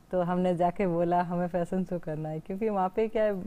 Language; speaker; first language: Hindi; native; Hindi